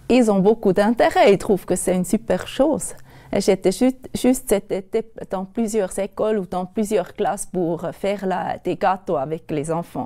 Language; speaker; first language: French; non-native, local second language; German